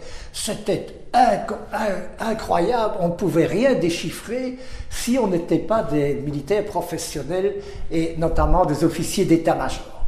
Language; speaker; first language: French; native; French